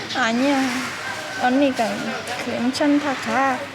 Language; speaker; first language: Korean; non-native, fluent; Khmer